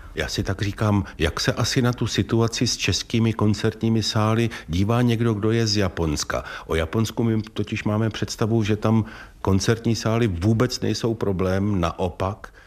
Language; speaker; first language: Czech; native; Czech